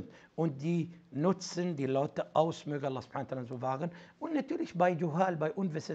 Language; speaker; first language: German; non-native, fluent; Arabic